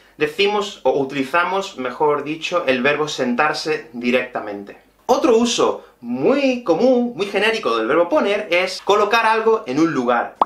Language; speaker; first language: Spanish; native; Spanish